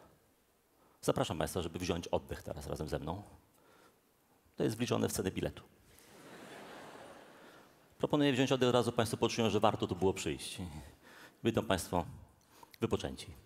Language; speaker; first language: Polish; native; Polish